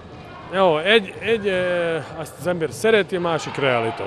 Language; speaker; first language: Hungarian; non-native, learner; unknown